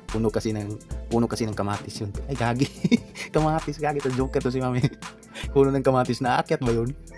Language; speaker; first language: Filipino; non-native, local second language; Cebuano